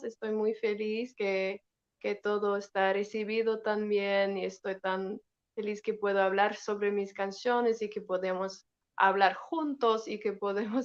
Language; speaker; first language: Spanish; non-native, learner; German